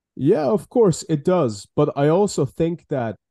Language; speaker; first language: English; non-native, fluent; Persian